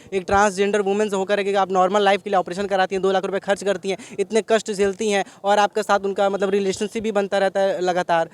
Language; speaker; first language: Hindi; native; Hindi